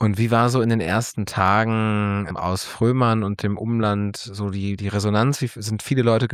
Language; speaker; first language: German; native; German